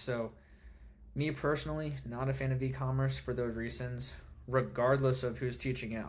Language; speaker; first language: English; native; English